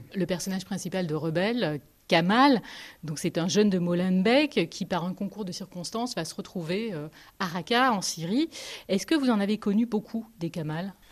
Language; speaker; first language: French; native; French